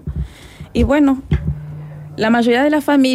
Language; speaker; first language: Spanish; non-native, fluent; Rundi